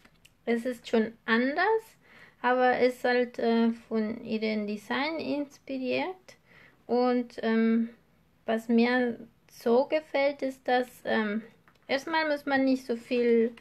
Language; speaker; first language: German; non-native, fluent; Spanish